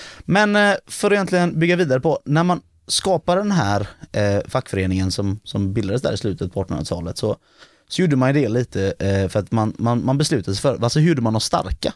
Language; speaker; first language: Swedish; native; Swedish